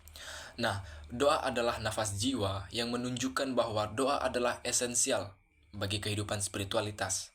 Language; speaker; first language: Indonesian; native; Indonesian